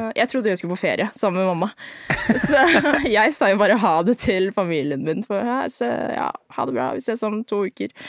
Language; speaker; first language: Norwegian; early bilingual, other home language; Filipino